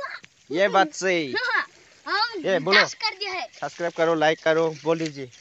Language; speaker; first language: Hindi; non-native, local second language; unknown